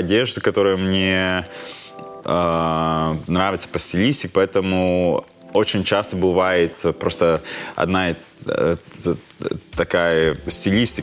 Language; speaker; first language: Russian; non-native, local second language; Latvian